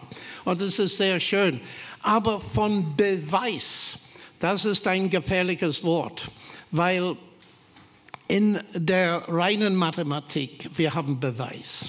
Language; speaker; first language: German; non-native, fluent; English